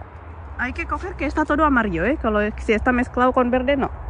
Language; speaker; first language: Spanish; non-native, learner; Indonesian